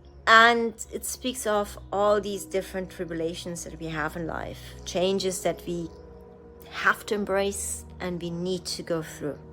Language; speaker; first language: English; non-native, fluent; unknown